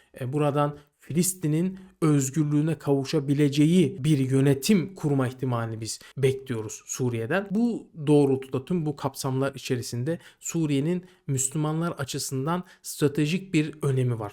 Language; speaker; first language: Turkish; native; Turkish